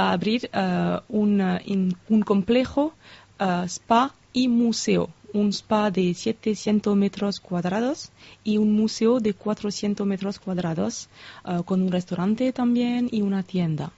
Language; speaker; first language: Spanish; non-native, fluent; French